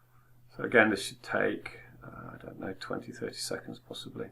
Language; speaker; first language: English; native; English